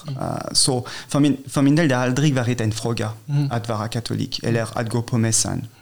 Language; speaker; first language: Swedish; non-native, fluent; French